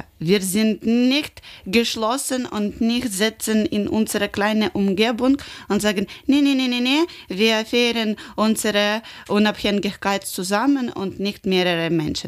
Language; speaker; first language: German; non-native, learner; Ukrainian